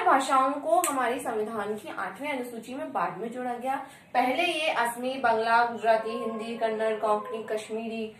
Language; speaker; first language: Hindi; native; Hindi